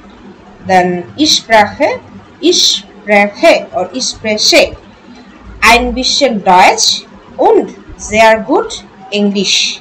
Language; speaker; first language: German; non-native, learner; Bangla